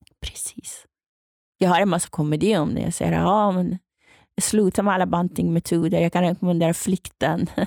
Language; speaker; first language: Swedish; non-native, fluent; Persian